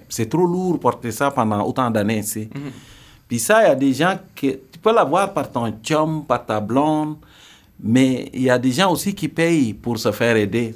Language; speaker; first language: French; non-native, local second language; Serer